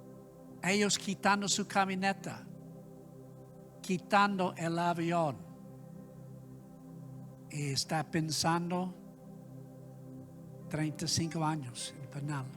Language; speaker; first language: Spanish; non-native, learner; English